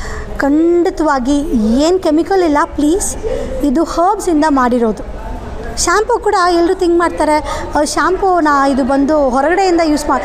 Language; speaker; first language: Kannada; non-native, local second language; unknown